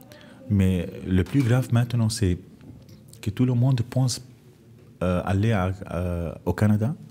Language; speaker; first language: French; non-native, fluent; Arabic